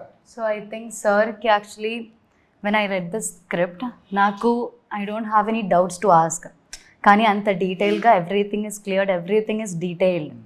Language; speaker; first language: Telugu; non-native, learner; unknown